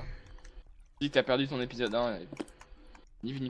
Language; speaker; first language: French; native; French